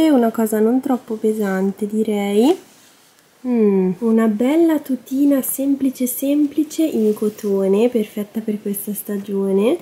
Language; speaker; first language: Italian; native; Italian